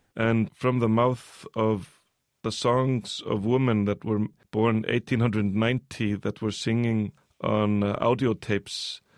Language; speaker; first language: English; early bilingual, other home language; Icelandic